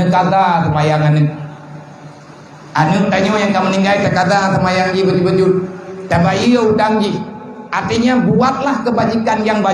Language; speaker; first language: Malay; non-native, local second language; Achinese